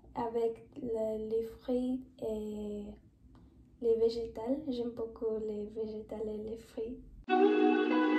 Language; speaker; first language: French; non-native, learner; English